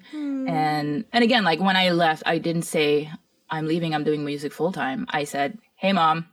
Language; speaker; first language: English; early bilingual, other home language; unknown